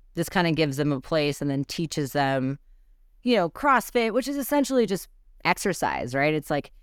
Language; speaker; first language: English; native; English